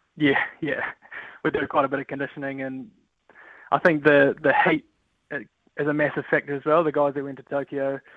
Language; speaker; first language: English; native; English